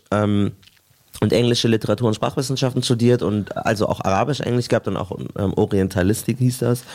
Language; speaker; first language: German; native; German